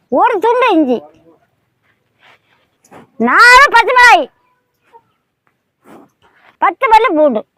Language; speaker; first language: Tamil; native; Tamil